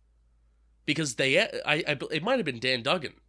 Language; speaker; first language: English; native; English